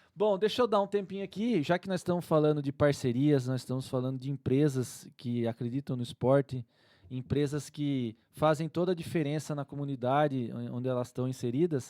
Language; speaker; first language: Portuguese; native; Portuguese